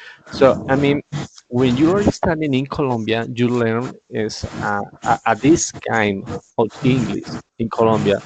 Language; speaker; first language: English; non-native, learner; Spanish